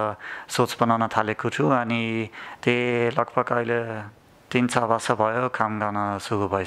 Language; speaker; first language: Nepali; non-native, learner; German